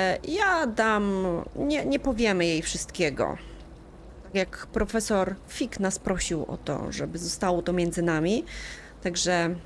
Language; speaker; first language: Polish; native; Polish